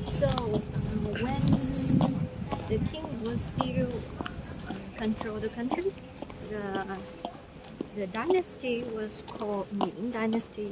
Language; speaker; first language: English; non-native, fluent; Vietnamese